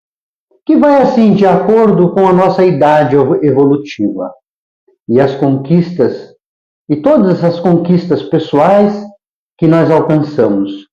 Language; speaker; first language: Portuguese; native; Portuguese